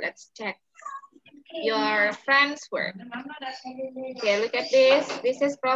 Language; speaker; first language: English; non-native, fluent; Balinese